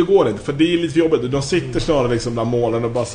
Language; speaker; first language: Swedish; native; Swedish